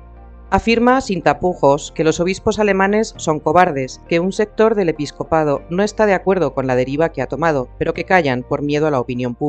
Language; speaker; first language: Spanish; native; Spanish